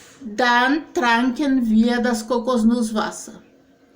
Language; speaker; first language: German; non-native, fluent; Portuguese